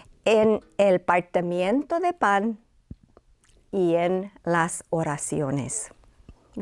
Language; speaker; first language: Spanish; non-native, fluent; English